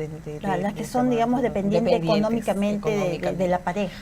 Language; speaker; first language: Spanish; native; Spanish